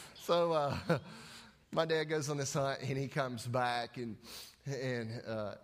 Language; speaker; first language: English; native; English